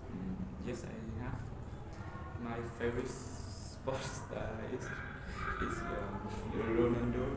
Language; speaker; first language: English; non-native, learner; Vietnamese